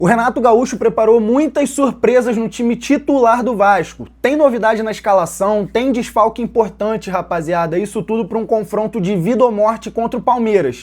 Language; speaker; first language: Portuguese; native; Portuguese